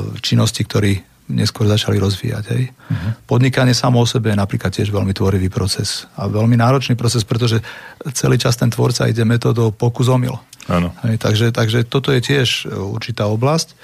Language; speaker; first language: Slovak; native; Slovak